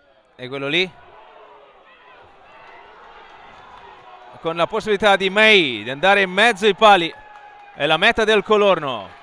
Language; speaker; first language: Italian; native; Italian